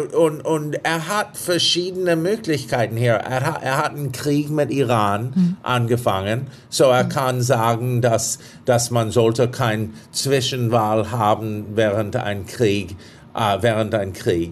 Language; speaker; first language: German; non-native, fluent; English